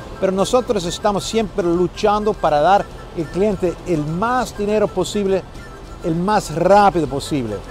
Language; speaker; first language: Spanish; non-native, fluent; English